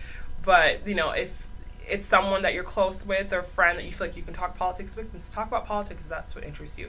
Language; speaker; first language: English; native; English